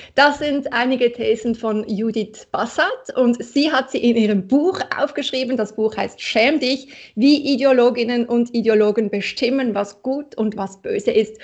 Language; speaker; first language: German; native; German